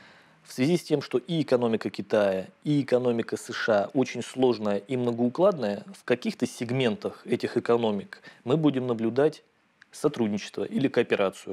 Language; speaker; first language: Russian; native; Russian